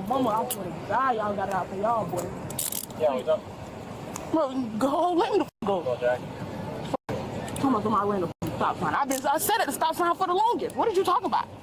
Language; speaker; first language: English; native; English